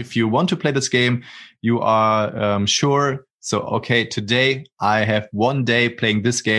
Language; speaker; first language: English; non-native, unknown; German